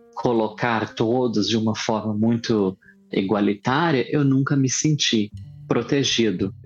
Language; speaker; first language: Portuguese; native; Portuguese